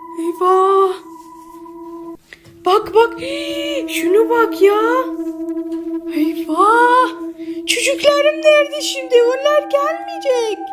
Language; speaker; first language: Turkish; non-native, fluent; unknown